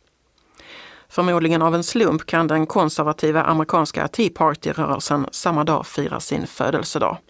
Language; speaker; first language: Swedish; native; Swedish